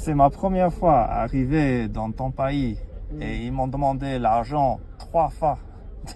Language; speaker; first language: French; non-native, learner; English